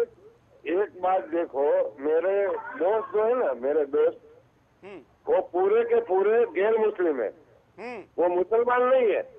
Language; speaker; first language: Hindi; non-native, local second language; Gujarati